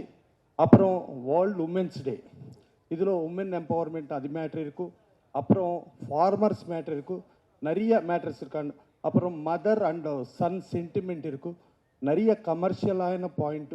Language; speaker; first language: Tamil; non-native, learner; Telugu